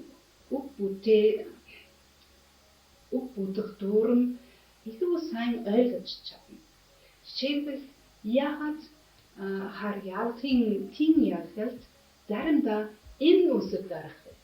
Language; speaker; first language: Mongolian; non-native, fluent; German